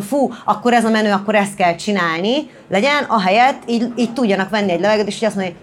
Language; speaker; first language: Hungarian; native; Hungarian